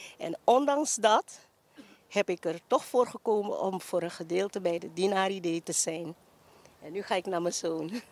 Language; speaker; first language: Dutch; native; Dutch